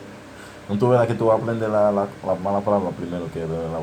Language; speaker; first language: Spanish; non-native, fluent; Haitian Creole